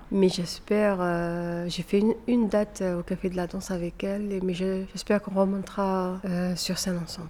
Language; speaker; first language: French; non-native, local second language; Arabic